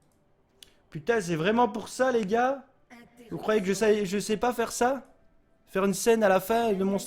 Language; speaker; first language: French; native; French